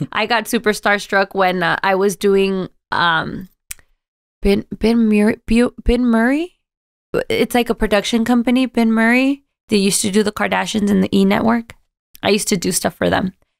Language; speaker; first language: English; early bilingual, other home language; Spanish